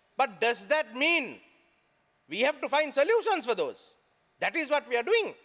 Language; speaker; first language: English; non-native, local second language; Sinhala